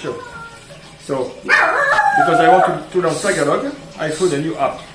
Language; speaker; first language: English; non-native, learner; French